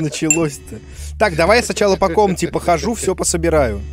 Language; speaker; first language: Russian; native; Russian